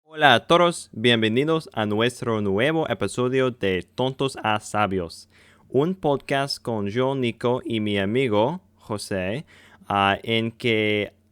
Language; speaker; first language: Spanish; non-native, learner; English